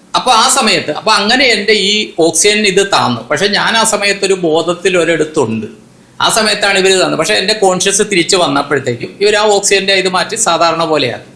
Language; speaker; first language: Malayalam; non-native, local second language; Konkani